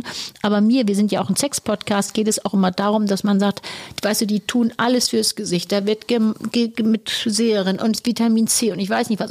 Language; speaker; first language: German; native; German